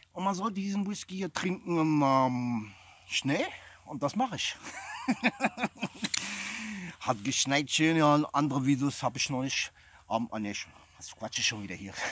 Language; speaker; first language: German; non-native, fluent; English